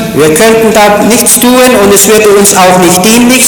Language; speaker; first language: German; native; German